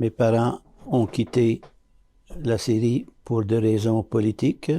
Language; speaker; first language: French; early bilingual, other home language; Arabic